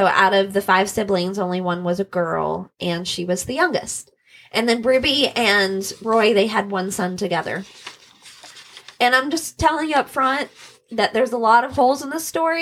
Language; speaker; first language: English; native; English